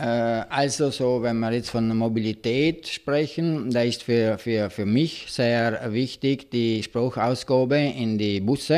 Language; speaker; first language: German; non-native, local second language; Italian